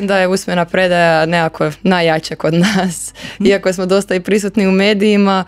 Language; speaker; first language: Croatian; native; Croatian